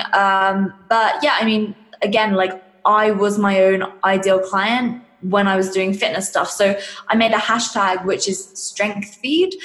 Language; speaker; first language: English; native; English